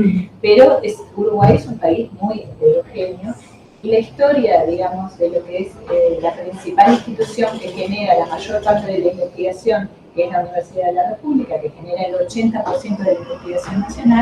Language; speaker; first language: Spanish; native; Spanish